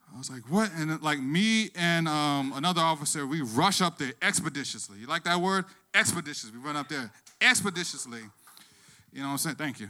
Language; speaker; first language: English; native; English